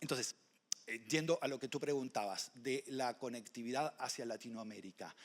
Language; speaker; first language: Spanish; native; Spanish